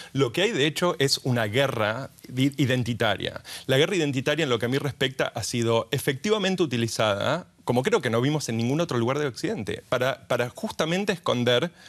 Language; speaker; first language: Spanish; native; Spanish